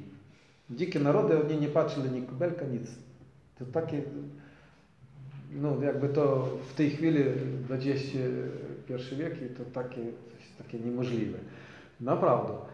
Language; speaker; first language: Polish; non-native, learner; Ukrainian